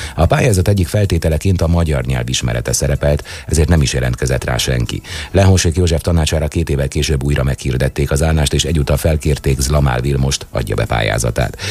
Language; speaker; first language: Hungarian; native; Hungarian